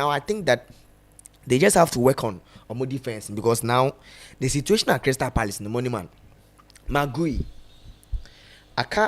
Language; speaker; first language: English; non-native, local second language; Akan